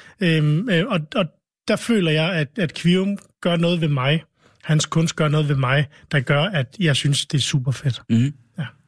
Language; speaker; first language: Danish; early bilingual, other home language; Arabic